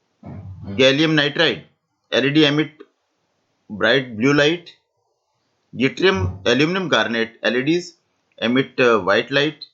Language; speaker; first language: English; non-native, local second language; Hindi